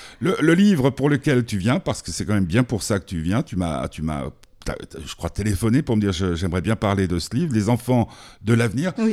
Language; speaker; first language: French; native; French